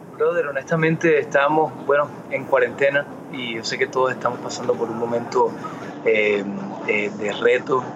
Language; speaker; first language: Spanish; early bilingual, heritage; Spanish